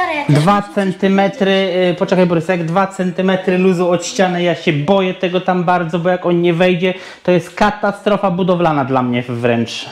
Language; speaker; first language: Polish; native; Polish